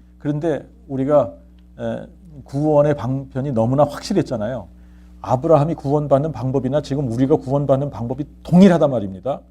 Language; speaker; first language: Korean; native; Korean